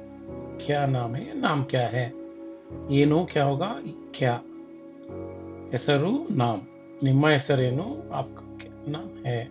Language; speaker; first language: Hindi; non-native, local second language; Kannada